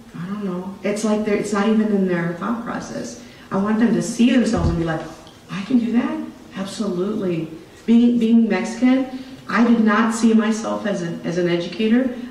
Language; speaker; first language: English; native; English